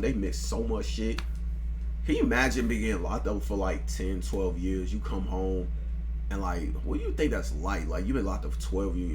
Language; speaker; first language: English; native; English